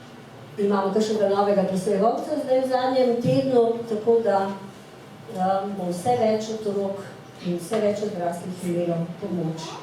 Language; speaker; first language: Slovenian; native; Slovenian